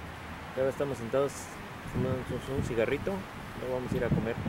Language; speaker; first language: Spanish; native; Spanish